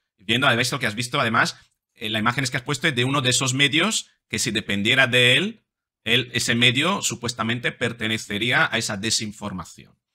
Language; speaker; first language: Spanish; non-native, fluent; Italian